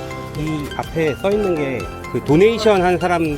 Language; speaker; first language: Korean; native; Korean